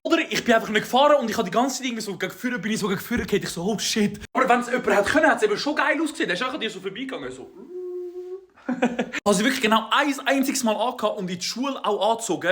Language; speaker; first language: German; native; German